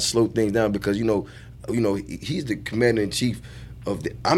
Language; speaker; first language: English; native; English